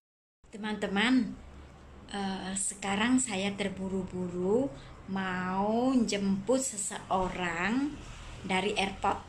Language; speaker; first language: Indonesian; non-native, local second language; Javanese